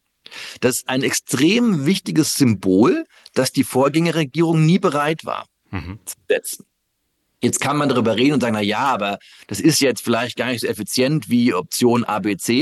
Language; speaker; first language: German; native; German